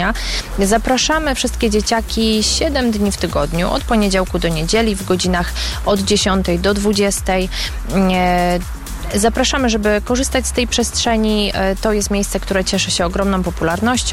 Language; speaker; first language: Polish; native; Polish